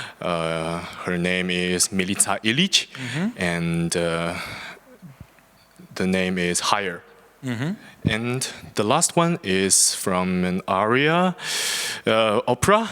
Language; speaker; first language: English; non-native, fluent; Chinese